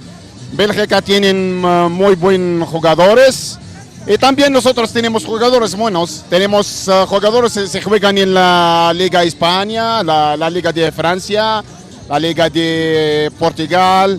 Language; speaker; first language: Spanish; non-native, learner; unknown